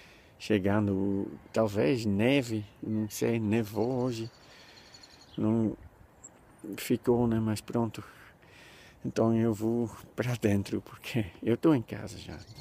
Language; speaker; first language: Portuguese; non-native, learner; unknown